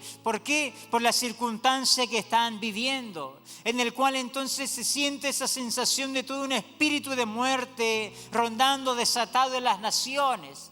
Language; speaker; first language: Spanish; native; Spanish